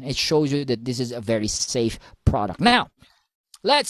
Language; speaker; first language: English; non-native, local second language; Filipino